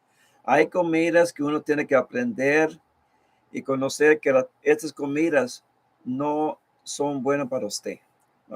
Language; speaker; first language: Spanish; early bilingual, heritage; Spanish